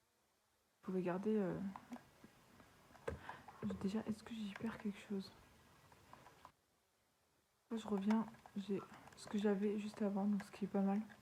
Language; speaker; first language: French; native; French